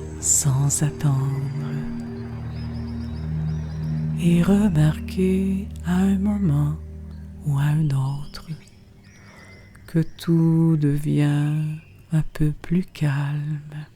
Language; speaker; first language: French; native; French